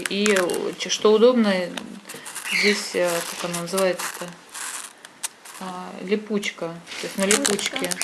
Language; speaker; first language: Russian; native; Russian